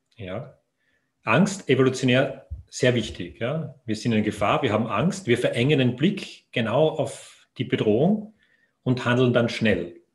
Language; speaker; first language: German; native; German